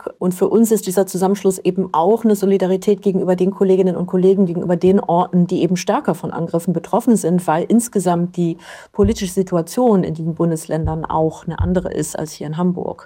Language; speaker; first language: German; native; German